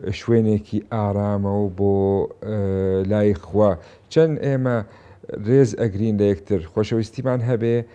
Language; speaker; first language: Central Kurdish; non-native, local second language; Syriac